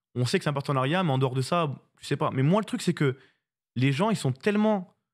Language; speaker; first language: French; native; French